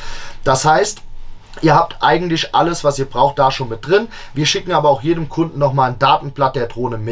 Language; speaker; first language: German; native; German